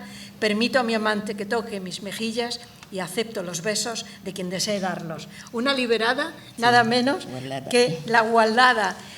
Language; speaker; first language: Spanish; native; Spanish